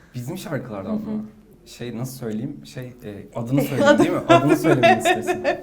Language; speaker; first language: Turkish; native; Turkish